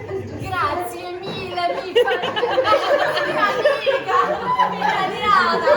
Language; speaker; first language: Italian; non-native, learner; Polish